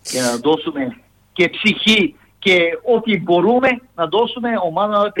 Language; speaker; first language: Greek; non-native, fluent; Serbian